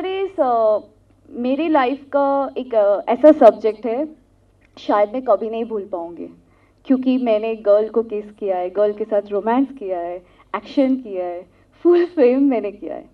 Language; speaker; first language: Hindi; non-native, local second language; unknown